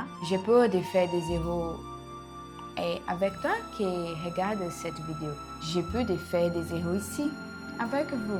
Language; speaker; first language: French; non-native, learner; Portuguese